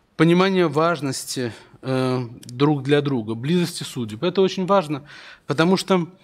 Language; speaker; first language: Russian; native; Russian